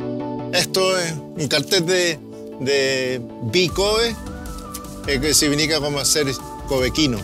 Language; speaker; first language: Spanish; early bilingual, heritage; Spanish